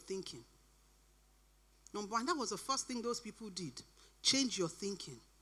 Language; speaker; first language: English; non-native, local second language; Yoruba